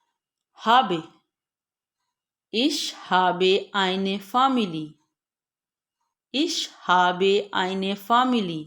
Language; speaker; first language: German; non-native, fluent; Urdu